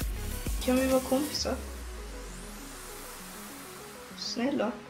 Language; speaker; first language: Swedish; early bilingual, other home language; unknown